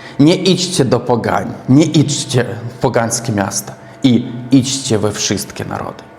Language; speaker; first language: Polish; non-native, learner; Russian